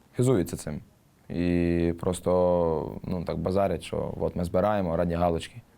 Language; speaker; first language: Ukrainian; native; Ukrainian